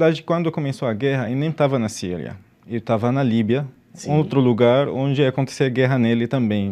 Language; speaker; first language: Portuguese; non-native, fluent; Arabic